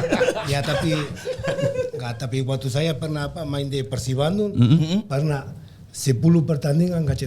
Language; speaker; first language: Indonesian; non-native, learner; Spanish